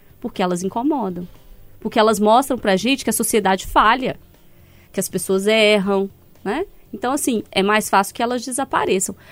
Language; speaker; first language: Portuguese; native; Portuguese